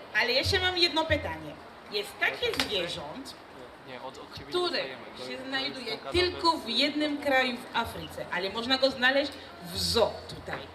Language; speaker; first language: Polish; non-native, fluent; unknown